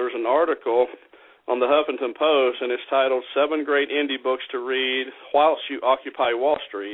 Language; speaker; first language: English; native; English